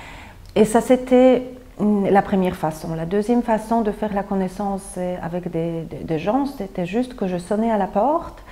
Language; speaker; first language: French; non-native, fluent; Polish